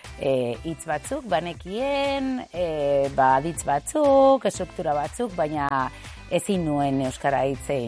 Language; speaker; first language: Basque; non-native, local second language; Spanish